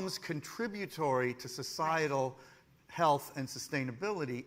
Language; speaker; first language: English; native; English